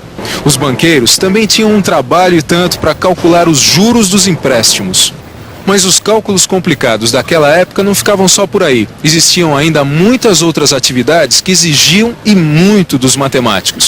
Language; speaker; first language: Portuguese; native; Portuguese